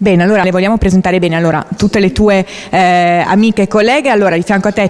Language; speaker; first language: Italian; native; Italian